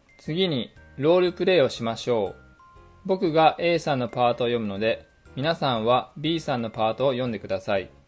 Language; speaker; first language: Japanese; native; Japanese